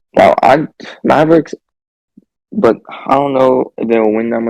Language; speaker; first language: English; native; English